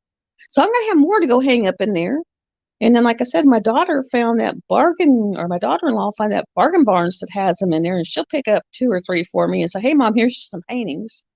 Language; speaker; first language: English; native; English